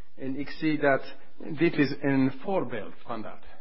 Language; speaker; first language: Dutch; non-native, fluent; English